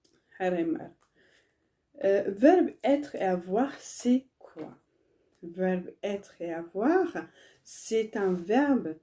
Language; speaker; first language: French; non-native, learner; Tigrinya